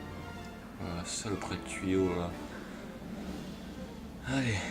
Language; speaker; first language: French; native; French